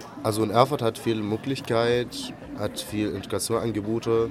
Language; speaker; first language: German; non-native, fluent; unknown